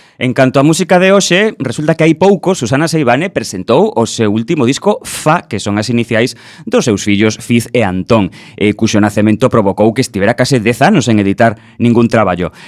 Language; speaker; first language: Galician; native; Galician